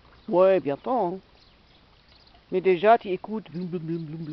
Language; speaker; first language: French; non-native, learner; German